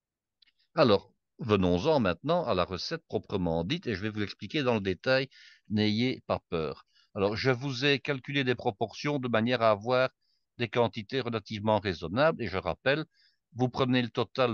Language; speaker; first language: French; native; French